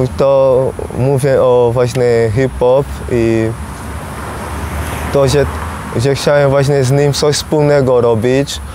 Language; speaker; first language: Polish; non-native, learner; Portuguese